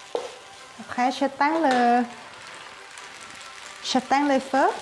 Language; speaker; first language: French; non-native, fluent; Thai